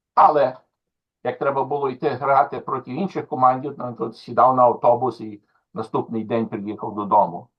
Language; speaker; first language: Ukrainian; early bilingual, other home language; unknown